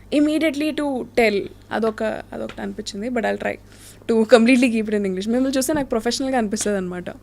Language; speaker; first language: Telugu; native; Telugu